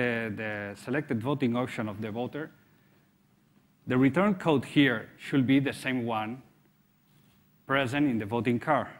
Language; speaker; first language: English; non-native, fluent; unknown